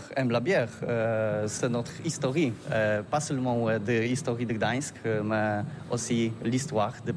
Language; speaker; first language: French; non-native, learner; Polish